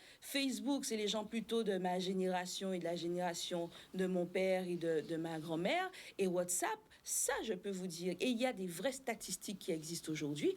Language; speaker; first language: French; native; French